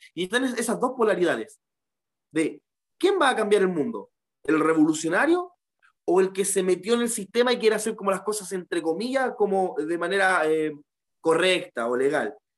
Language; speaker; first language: Spanish; native; Spanish